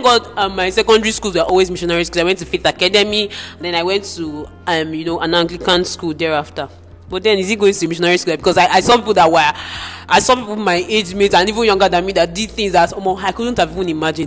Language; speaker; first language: English; non-native, local second language; Igbo